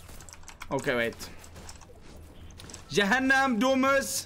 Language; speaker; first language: English; non-native, fluent; Swedish